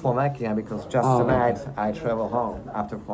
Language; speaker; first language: English; non-native, fluent; Slovak